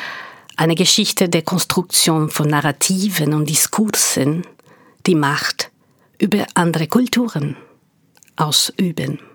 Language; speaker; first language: German; non-native, fluent; Portuguese